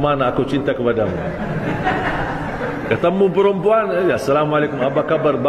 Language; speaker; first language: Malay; non-native, fluent; Arabic